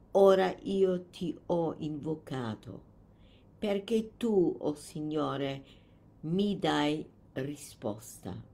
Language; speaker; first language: Italian; non-native, fluent; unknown